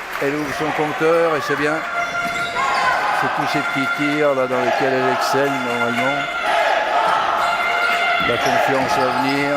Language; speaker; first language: French; native; French